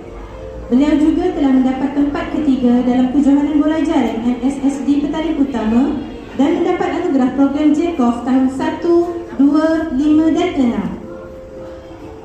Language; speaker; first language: Malay; native; Malay